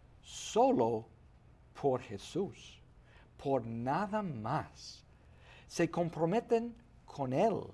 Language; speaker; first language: Spanish; non-native, fluent; English